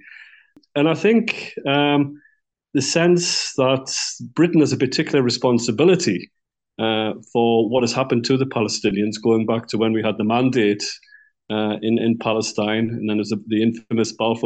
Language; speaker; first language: English; native; English